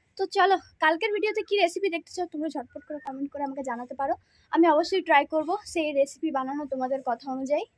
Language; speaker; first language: Bangla; non-native, local second language; Santali